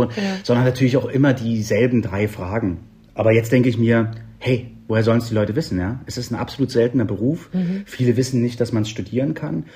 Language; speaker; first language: German; native; German